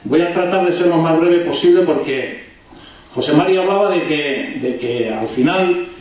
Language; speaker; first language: Spanish; non-native, local second language; Basque